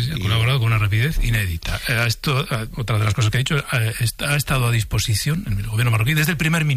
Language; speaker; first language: Spanish; native; Spanish